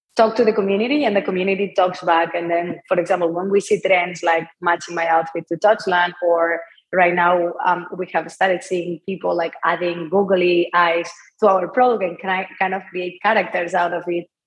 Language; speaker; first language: English; non-native, fluent; Spanish